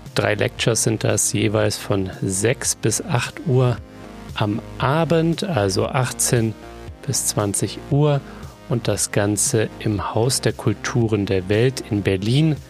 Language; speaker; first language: German; native; German